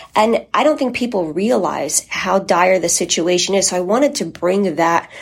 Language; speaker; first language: English; early bilingual, other home language; Polish